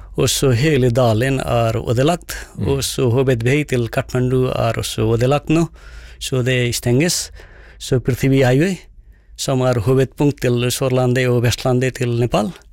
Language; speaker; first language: Norwegian; non-native, fluent; Nepali